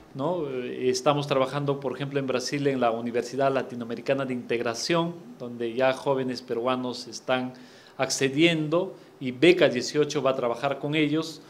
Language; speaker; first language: Spanish; native; Spanish